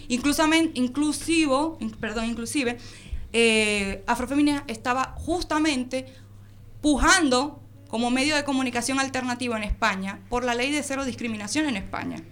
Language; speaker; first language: Spanish; native; Spanish